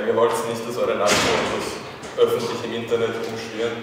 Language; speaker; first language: German; native; German